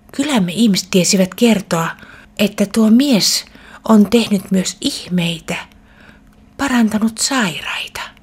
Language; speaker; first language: Finnish; native; Finnish